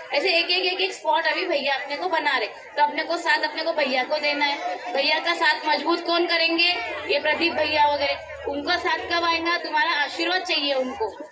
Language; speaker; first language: Hindi; non-native, local second language; Marathi